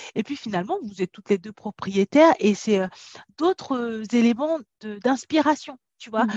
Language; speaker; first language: French; native; French